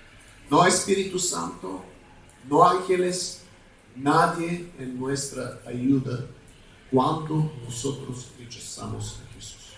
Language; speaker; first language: Spanish; non-native, fluent; Bulgarian